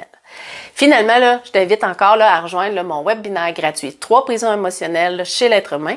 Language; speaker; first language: French; native; French